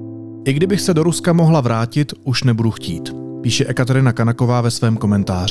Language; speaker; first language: Czech; native; Czech